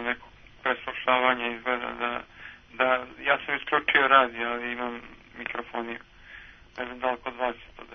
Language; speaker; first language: Serbian; native; Serbian